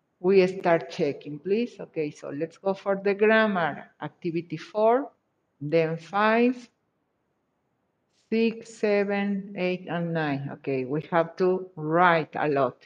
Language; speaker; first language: English; non-native, fluent; Spanish